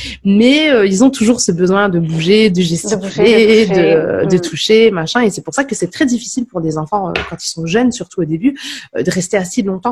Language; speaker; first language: French; native; French